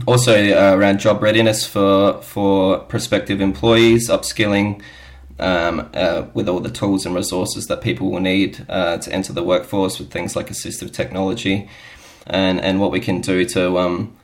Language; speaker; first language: English; native; English